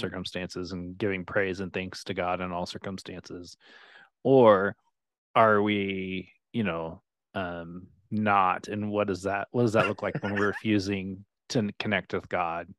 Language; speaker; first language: English; native; English